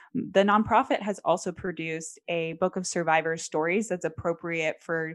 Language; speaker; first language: English; native; English